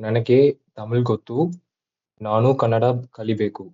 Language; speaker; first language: Kannada; non-native, learner; Tamil